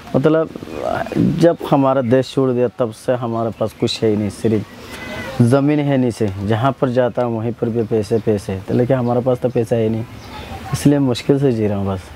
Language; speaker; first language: Hindi; non-native, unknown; Rohingya